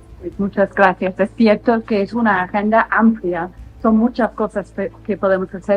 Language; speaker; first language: Spanish; non-native, fluent; English